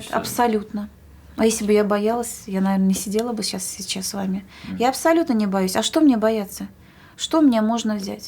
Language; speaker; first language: Russian; native; Russian